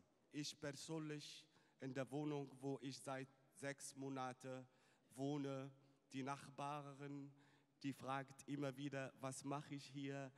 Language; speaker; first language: German; non-native, fluent; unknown